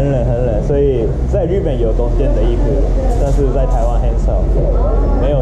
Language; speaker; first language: Chinese; non-native, learner; Japanese